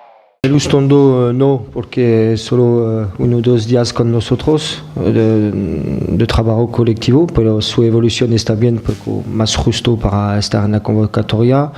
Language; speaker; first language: Spanish; non-native, fluent; French